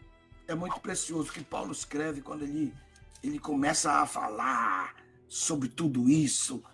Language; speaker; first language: Portuguese; native; Portuguese